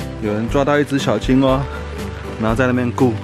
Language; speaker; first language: Chinese; native; Chinese